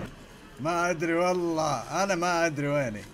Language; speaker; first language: Arabic; native; Arabic